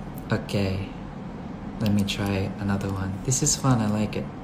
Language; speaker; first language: English; early bilingual, other home language; Thai